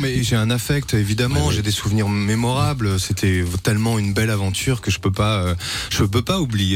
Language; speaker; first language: French; native; French